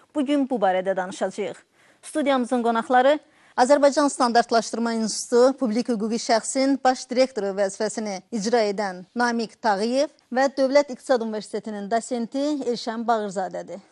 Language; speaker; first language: Azerbaijani; native; Azerbaijani